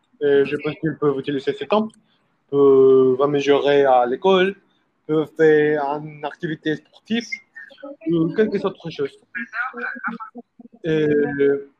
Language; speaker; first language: French; non-native, learner; Spanish